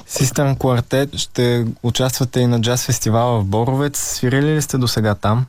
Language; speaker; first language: Bulgarian; native; Bulgarian